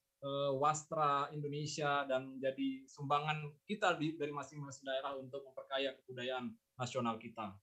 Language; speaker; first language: Indonesian; native; Indonesian